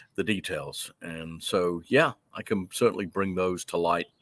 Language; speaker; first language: English; native; English